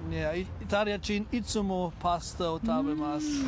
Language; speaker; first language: Japanese; non-native, learner; German